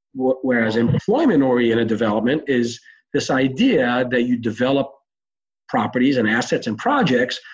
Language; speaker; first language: English; early bilingual, other home language; Hebrew